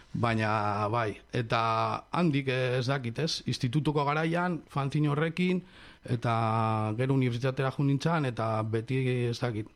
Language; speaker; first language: Basque; non-native, local second language; Spanish